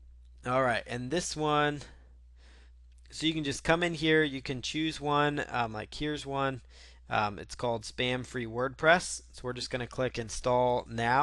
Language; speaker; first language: English; native; English